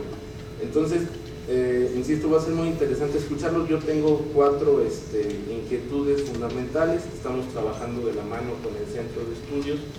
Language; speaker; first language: Spanish; native; Spanish